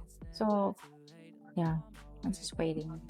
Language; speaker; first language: English; non-native, local second language; Filipino